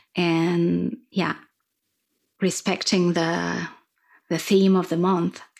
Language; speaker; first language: English; non-native, fluent; French